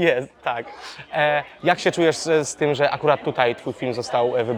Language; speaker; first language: Polish; native; Polish